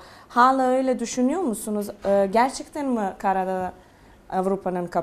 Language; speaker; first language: Turkish; non-native, fluent; Serbian